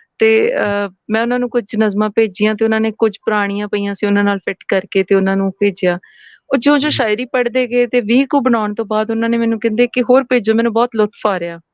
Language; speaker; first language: Punjabi; native; Punjabi